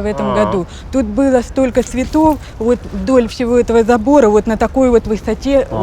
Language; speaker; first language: Russian; native; Russian